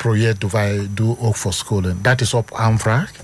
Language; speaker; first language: Dutch; non-native, learner; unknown